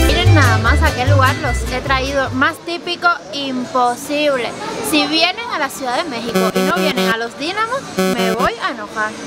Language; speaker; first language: Spanish; native; Spanish